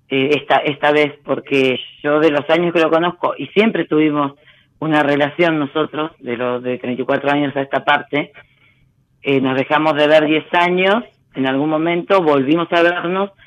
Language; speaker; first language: Spanish; native; Spanish